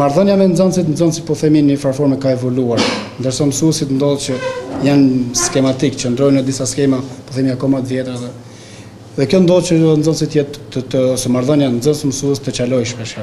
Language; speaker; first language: Albanian; native; Albanian